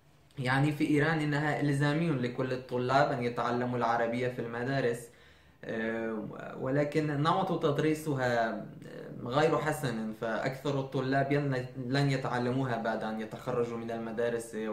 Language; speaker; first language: Arabic; non-native, fluent; Persian